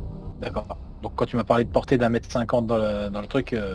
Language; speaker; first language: French; native; French